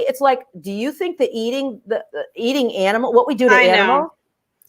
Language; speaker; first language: English; native; English